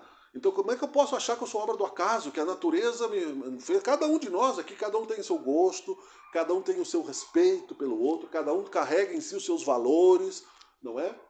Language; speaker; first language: Portuguese; native; Portuguese